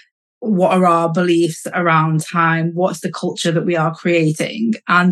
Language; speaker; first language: English; native; English